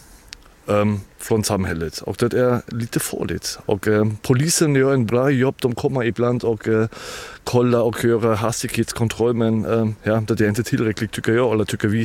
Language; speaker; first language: Swedish; non-native, learner; German